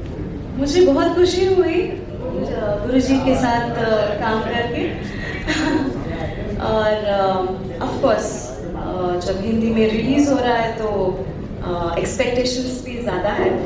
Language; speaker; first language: Hindi; non-native, learner; Kannada